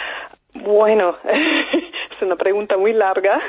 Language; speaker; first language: Spanish; non-native, fluent; German